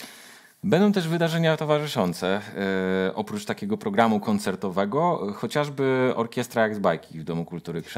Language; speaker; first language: Polish; native; Polish